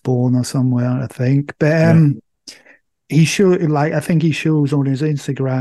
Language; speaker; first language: English; native; English